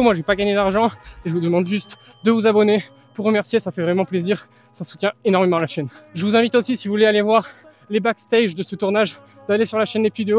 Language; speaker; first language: French; native; French